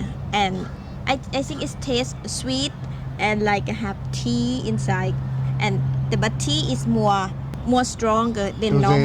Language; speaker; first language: English; non-native, learner; Thai